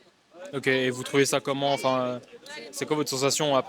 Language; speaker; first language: French; native; French